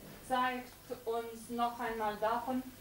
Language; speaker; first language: German; non-native, fluent; Lithuanian